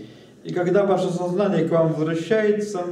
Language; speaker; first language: Russian; native; Russian